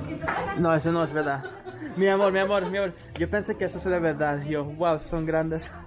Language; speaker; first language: Spanish; non-native, learner; English